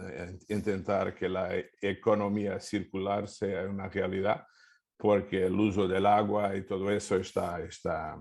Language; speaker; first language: Spanish; non-native, fluent; Portuguese